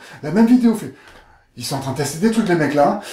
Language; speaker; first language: French; native; French